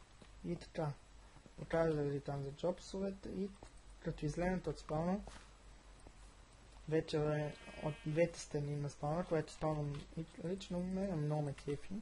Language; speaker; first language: Bulgarian; native; Bulgarian